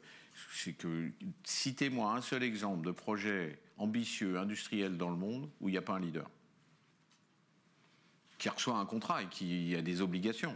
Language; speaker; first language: French; native; French